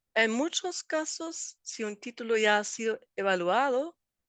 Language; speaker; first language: Spanish; non-native, fluent; German